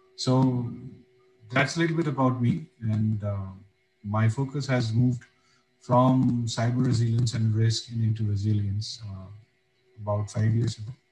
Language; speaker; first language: English; non-native, local second language; Bangla